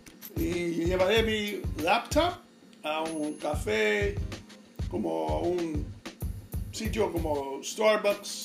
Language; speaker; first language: Spanish; non-native, fluent; English